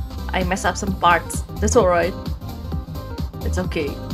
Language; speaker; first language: English; non-native, fluent; Indonesian